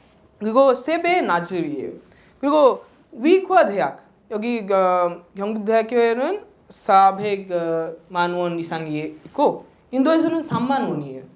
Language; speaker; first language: Korean; non-native, fluent; Odia